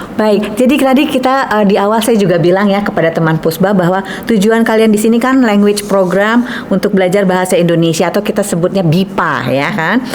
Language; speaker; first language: Indonesian; native; Indonesian